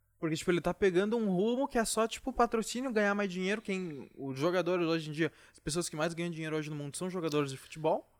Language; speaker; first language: Portuguese; native; Portuguese